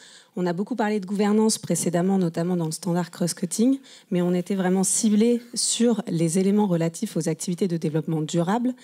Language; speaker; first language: French; native; French